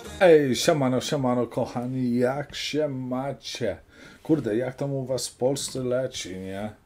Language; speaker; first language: Polish; early bilingual, heritage; Polish